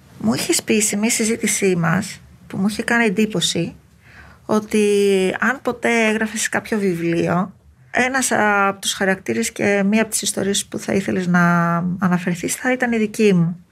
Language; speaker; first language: Greek; native; Greek